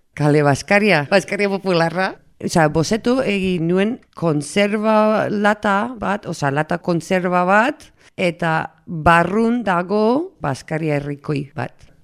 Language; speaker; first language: Basque; non-native, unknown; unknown